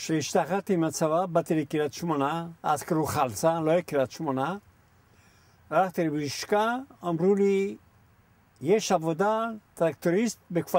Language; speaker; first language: Hebrew; non-native, fluent; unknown